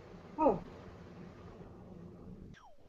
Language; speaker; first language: English; non-native, learner; Spanish